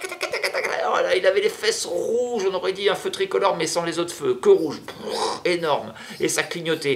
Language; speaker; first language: French; native; French